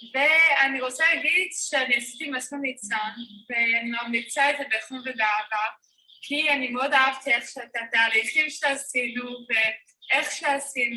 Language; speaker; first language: Hebrew; non-native, learner; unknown